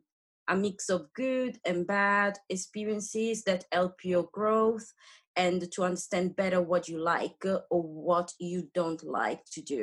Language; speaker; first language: English; non-native, fluent; Italian